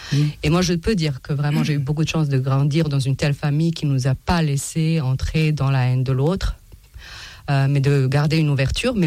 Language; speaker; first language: French; non-native, fluent; Serbian